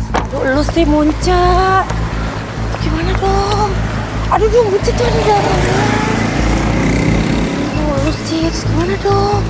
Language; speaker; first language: Indonesian; native; Indonesian